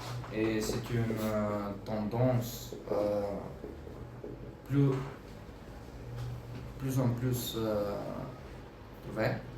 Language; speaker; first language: French; non-native, learner; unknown